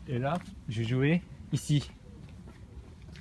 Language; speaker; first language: French; early bilingual, other home language; Japanese